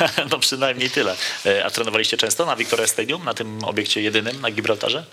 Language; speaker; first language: Polish; native; Polish